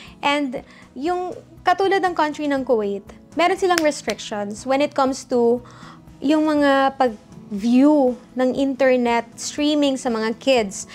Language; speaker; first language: Filipino; early bilingual, heritage; Filipino